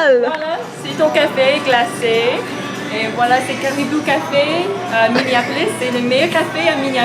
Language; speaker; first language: French; non-native, learner; English